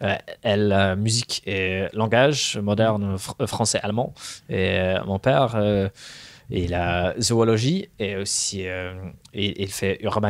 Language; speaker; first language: French; non-native, fluent; English